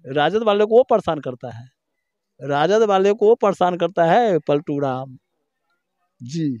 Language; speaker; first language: Hindi; native; Hindi